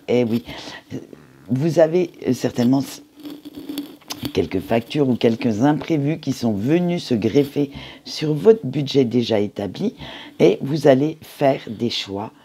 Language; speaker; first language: French; native; French